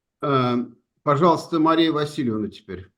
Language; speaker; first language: Russian; native; Russian